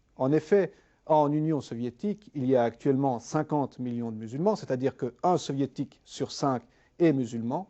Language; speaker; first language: French; native; French